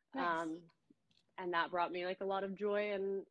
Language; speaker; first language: English; native; English